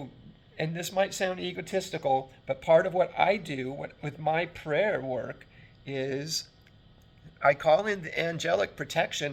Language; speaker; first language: English; native; English